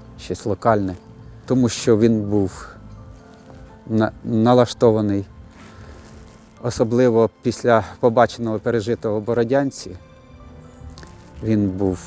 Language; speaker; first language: Ukrainian; native; Ukrainian